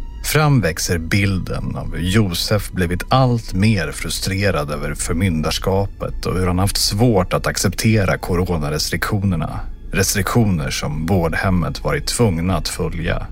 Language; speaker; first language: Swedish; native; Swedish